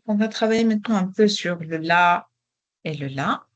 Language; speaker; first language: French; non-native, local second language; Arabic